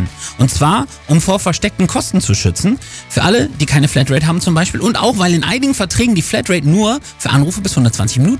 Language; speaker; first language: German; native; German